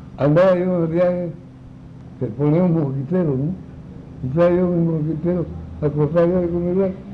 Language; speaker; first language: Spanish; native; Spanish